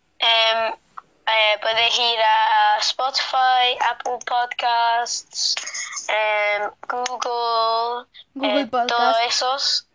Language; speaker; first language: Spanish; early bilingual, heritage; Spanish